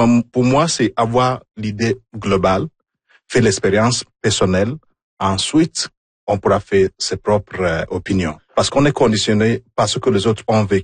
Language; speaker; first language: French; non-native, fluent; Igbo